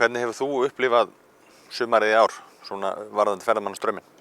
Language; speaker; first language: Icelandic; native; Icelandic